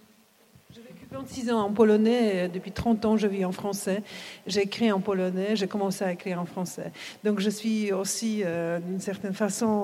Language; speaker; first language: French; non-native, fluent; Polish